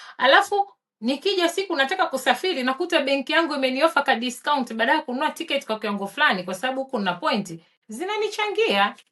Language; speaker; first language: Swahili; native; Swahili